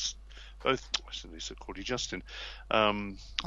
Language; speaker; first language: English; native; English